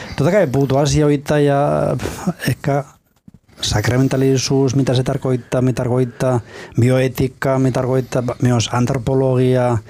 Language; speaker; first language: Finnish; non-native, fluent; Spanish